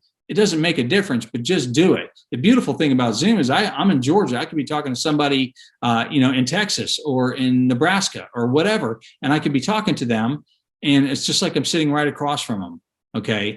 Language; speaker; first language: English; native; English